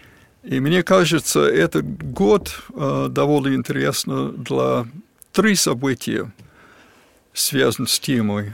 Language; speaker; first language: Russian; non-native, fluent; English